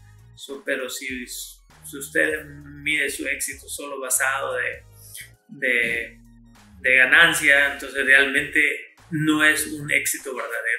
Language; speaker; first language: Spanish; non-native, fluent; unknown